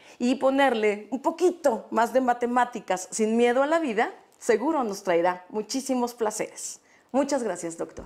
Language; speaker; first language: Spanish; native; Spanish